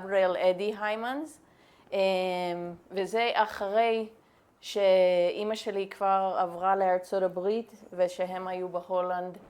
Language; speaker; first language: Hebrew; non-native, fluent; English